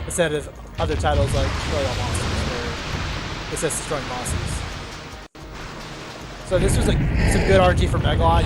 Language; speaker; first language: English; native; English